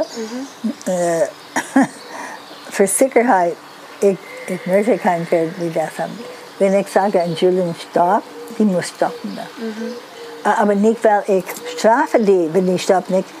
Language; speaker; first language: German; non-native, learner; Dutch